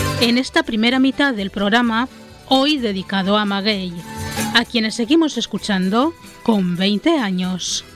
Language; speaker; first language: Spanish; native; Spanish